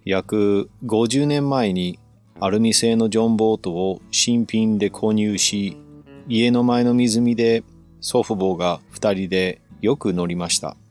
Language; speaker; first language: Japanese; non-native, fluent; English